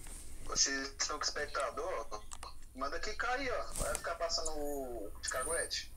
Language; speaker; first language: Portuguese; native; Portuguese